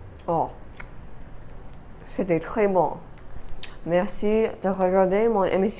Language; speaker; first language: French; non-native, learner; English